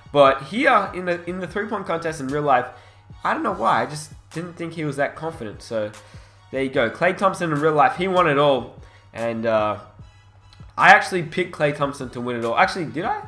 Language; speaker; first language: English; native; English